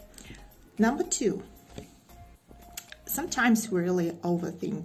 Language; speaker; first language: English; non-native, fluent; Russian